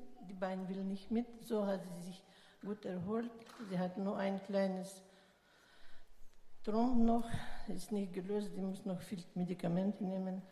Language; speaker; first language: German; early bilingual, heritage; German